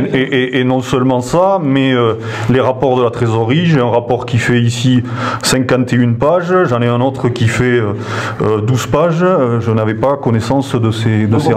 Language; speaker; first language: French; native; French